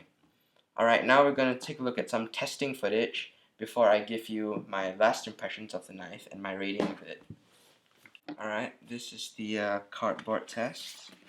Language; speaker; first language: English; native; English